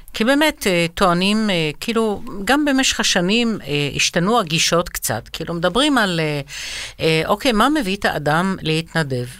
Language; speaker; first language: Hebrew; non-native, fluent; Arabic